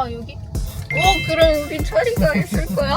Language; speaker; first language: Korean; non-native, learner; Russian